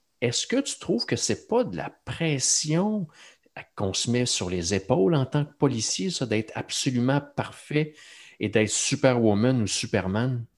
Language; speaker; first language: French; native; French